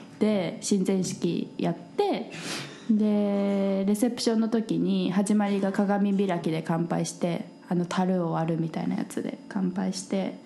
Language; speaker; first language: Japanese; native; Japanese